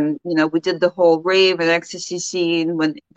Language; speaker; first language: English; early bilingual, other home language; Ukrainian